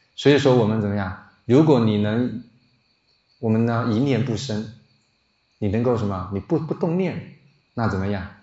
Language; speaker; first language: Chinese; non-native, local second language; Min Nan Chinese